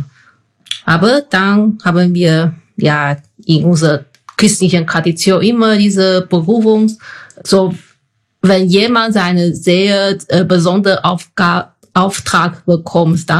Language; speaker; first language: German; non-native, fluent; Chinese